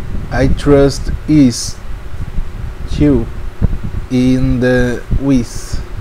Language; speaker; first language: English; non-native, learner; Portuguese